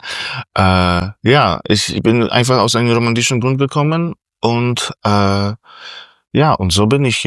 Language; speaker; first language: German; non-native, fluent; Polish